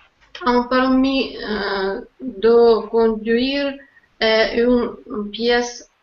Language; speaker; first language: French; non-native, learner; Russian